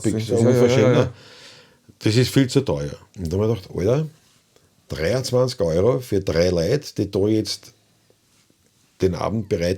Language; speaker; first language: German; native; German